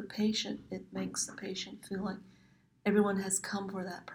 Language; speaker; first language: English; early bilingual, other home language; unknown